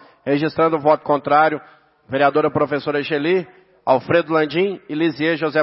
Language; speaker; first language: Portuguese; native; Portuguese